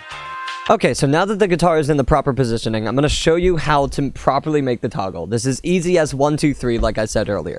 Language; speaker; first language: English; native; English